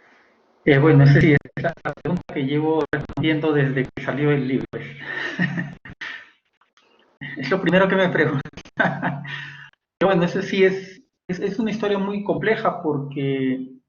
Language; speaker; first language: Spanish; native; Spanish